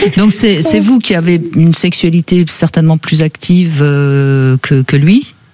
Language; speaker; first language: French; native; French